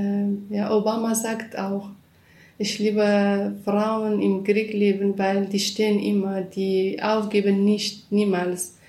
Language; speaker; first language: German; non-native, learner; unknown